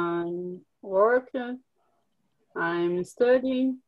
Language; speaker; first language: English; non-native, learner; Portuguese